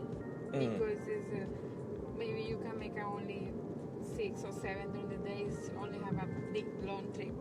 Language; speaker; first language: English; non-native, learner; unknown